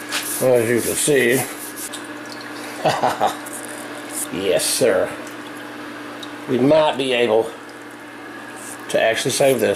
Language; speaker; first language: English; native; English